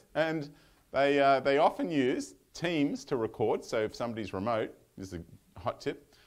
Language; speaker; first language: English; native; English